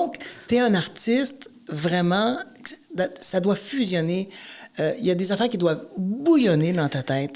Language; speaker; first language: French; native; French